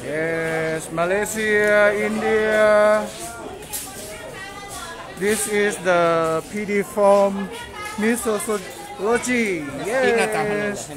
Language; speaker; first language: English; non-native, learner; Thai